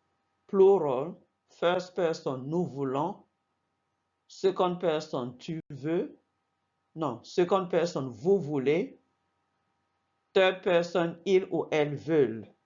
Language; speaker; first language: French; non-native, fluent; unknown